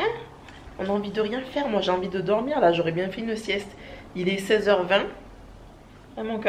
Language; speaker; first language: French; native; French